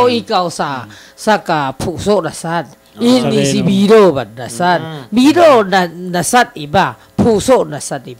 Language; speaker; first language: Filipino; non-native, learner; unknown